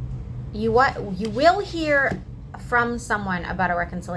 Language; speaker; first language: English; native; English